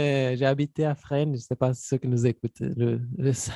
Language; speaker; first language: French; non-native, fluent; Portuguese